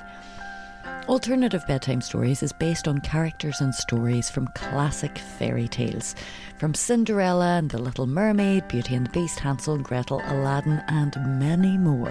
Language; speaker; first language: English; native; English